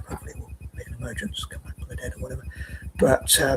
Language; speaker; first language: English; native; English